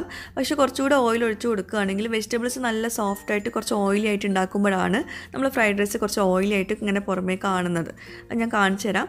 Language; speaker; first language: Malayalam; native; Malayalam